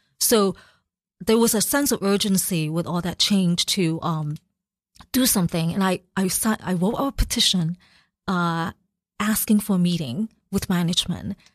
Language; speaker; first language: English; early bilingual, other home language; Cantonese